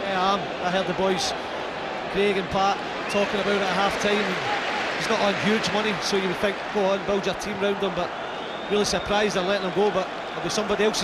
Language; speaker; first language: English; native; English